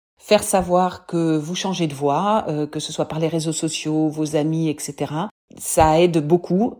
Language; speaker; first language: French; native; French